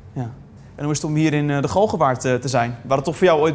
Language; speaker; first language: Dutch; native; Dutch